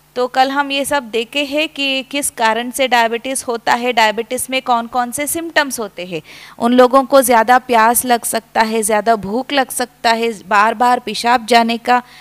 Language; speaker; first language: Hindi; non-native, local second language; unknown